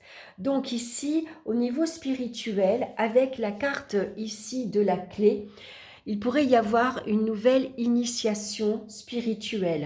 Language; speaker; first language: French; native; French